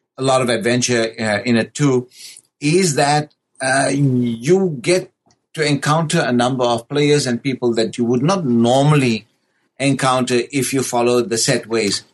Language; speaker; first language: English; native; English